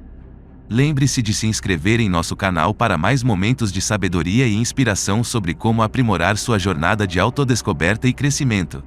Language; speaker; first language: Portuguese; native; Portuguese